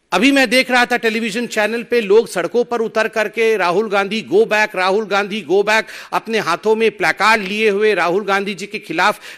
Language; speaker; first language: Hindi; non-native, local second language; Odia